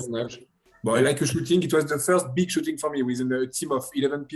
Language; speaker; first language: English; non-native, learner; French